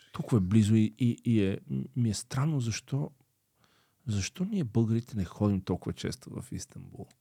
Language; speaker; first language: Bulgarian; early bilingual, other home language; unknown